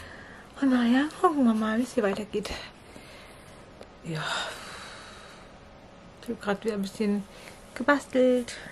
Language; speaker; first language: German; native; German